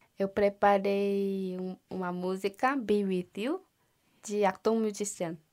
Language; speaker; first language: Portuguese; non-native, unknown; Korean